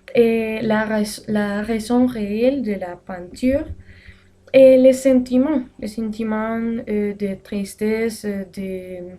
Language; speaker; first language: French; non-native, learner; Spanish